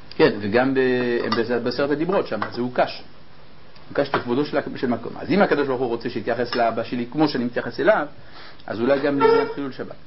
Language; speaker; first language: Hebrew; native; Hebrew